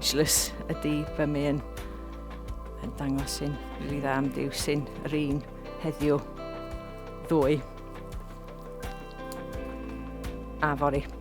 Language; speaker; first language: Welsh; non-native, local second language; English